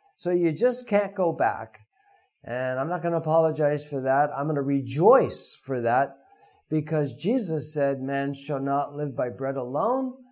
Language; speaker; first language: English; native; English